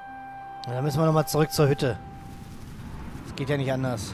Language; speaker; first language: German; native; German